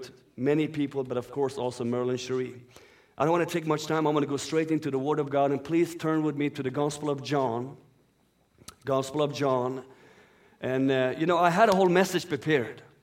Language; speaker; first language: English; non-native, fluent; Persian